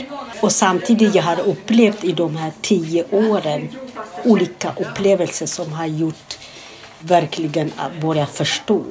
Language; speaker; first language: Swedish; non-native, fluent; Amharic